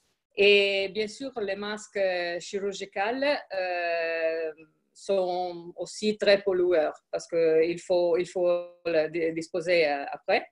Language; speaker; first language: French; non-native, fluent; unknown